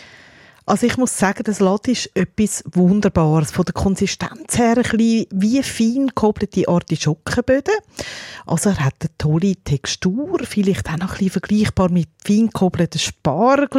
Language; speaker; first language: German; native; German